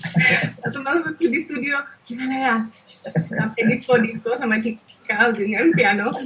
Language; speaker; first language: Indonesian; non-native, local second language; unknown